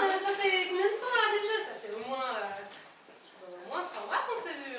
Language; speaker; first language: French; native; French